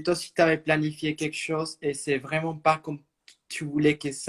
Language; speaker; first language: French; non-native, fluent; Spanish